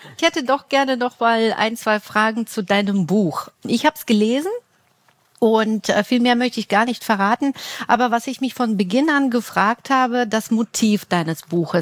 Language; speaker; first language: German; native; German